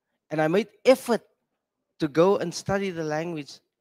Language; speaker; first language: English; non-native, local second language; Afrikaans